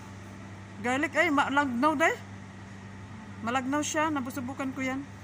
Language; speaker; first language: Filipino; non-native, local second language; Cebuano